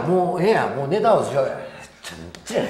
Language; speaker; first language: Japanese; native; Japanese